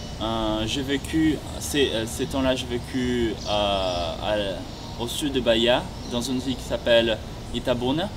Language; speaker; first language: French; non-native, fluent; Portuguese